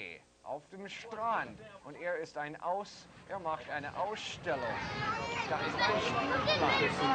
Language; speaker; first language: German; non-native, fluent; English